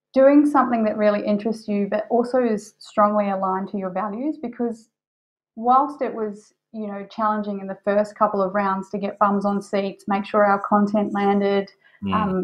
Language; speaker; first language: English; native; English